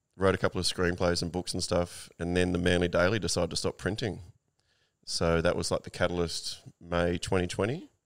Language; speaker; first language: English; native; English